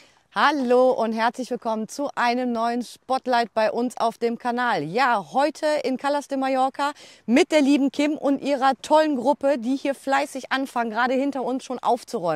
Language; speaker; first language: German; native; German